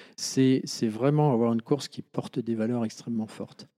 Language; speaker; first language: French; native; French